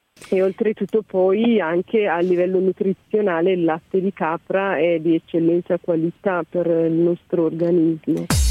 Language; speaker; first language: Italian; non-native, fluent; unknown